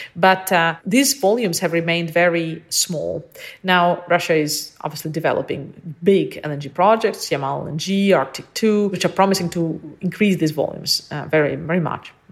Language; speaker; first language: English; early bilingual, other home language; Ukrainian